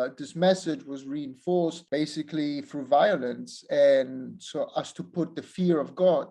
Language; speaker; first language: English; non-native, fluent; Italian